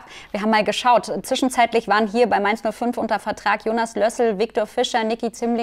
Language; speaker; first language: German; native; German